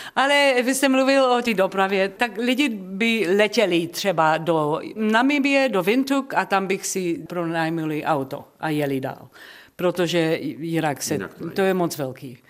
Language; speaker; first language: Czech; early bilingual, heritage; Czech